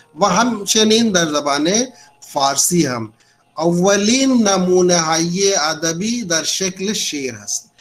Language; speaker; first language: Persian; non-native, fluent; Urdu